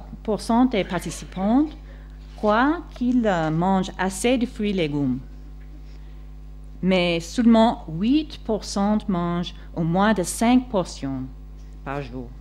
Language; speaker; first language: French; non-native, fluent; English